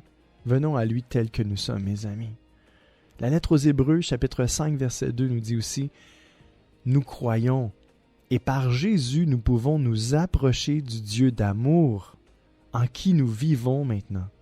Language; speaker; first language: French; native; French